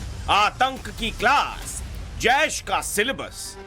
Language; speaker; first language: Hindi; native; Hindi